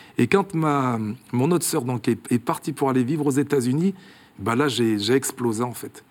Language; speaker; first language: French; early bilingual, other home language; Kabuverdianu